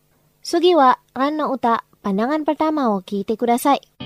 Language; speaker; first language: Japanese; non-native, fluent; Indonesian